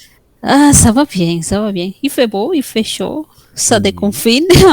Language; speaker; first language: French; non-native, fluent; Spanish